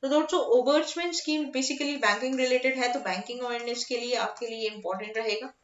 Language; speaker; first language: Hindi; native; Hindi